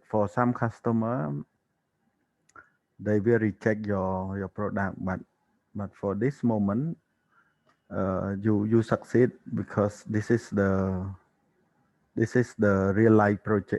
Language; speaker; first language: English; non-native, learner; Khmer